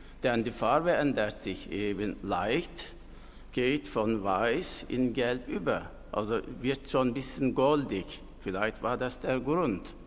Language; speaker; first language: German; non-native, fluent; Turkish